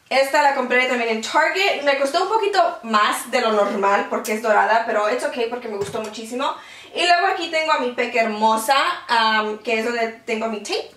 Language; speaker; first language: Spanish; early bilingual, heritage; Spanish